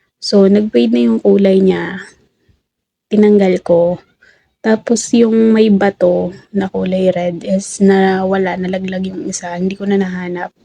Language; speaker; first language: Filipino; native; Filipino